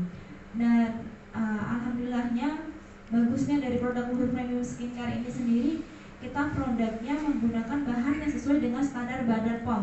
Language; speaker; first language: Indonesian; native; Indonesian